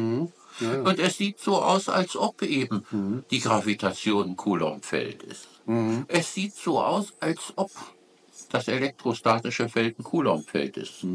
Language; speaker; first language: German; native; German